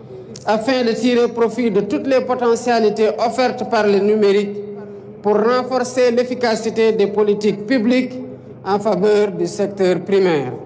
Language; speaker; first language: French; non-native, local second language; Wolof